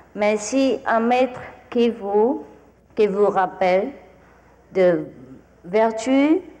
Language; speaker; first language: French; non-native, fluent; Vietnamese